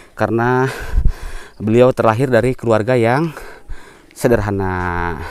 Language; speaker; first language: Indonesian; non-native, local second language; Sundanese